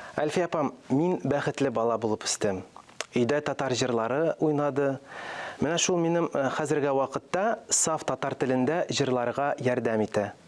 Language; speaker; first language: Tatar; non-native, local second language; Russian